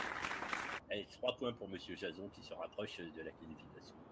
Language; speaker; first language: French; native; French